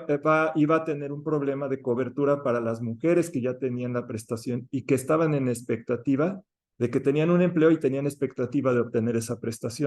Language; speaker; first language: Spanish; native; Spanish